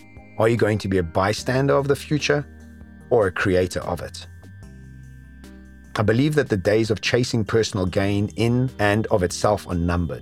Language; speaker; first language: English; native; English